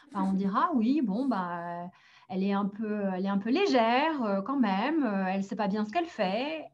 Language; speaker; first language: French; early bilingual, other home language; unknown